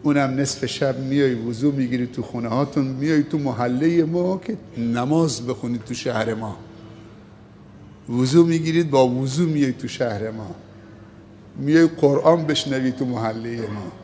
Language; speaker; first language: Persian; native; Persian